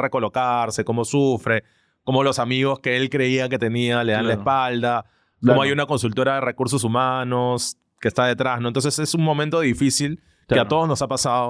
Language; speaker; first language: Spanish; native; Spanish